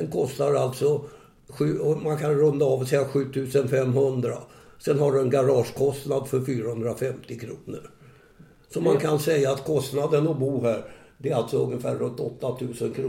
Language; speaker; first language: Swedish; native; Swedish